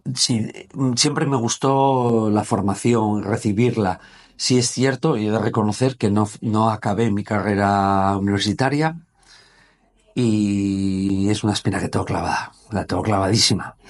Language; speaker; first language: Spanish; native; Spanish